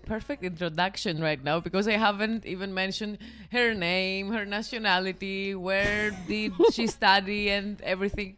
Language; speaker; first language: English; non-native, fluent; Greek